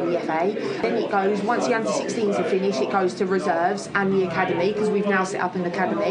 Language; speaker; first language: English; native; English